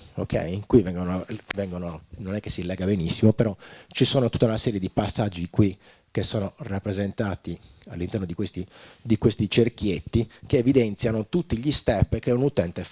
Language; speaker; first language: Italian; native; Italian